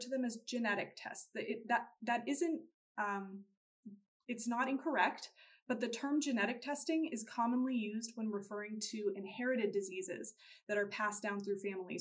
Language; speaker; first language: English; native; English